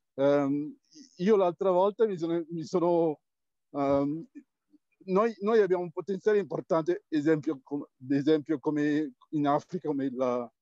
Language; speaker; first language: Italian; early bilingual, other home language; French